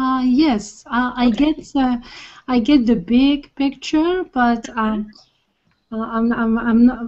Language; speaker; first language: English; non-native, fluent; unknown